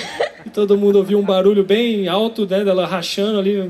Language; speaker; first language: Portuguese; native; Portuguese